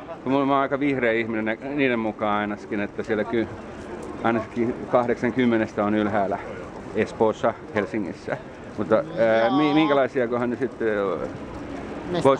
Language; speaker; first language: Finnish; early bilingual, heritage; Finnish